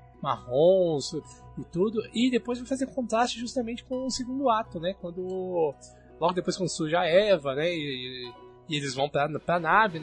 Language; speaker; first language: Portuguese; native; Portuguese